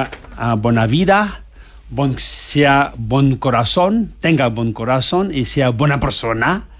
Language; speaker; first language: Spanish; non-native, learner; Tibetan